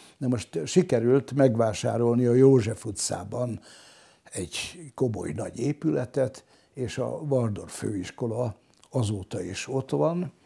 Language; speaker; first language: Hungarian; non-native, local second language; German